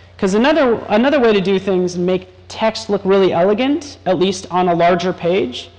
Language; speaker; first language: English; native; English